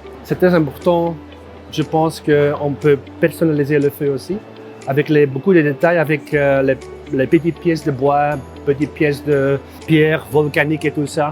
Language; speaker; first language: French; non-native, fluent; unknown